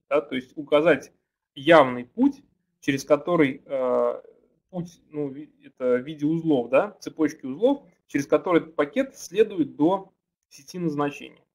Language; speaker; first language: Russian; native; Russian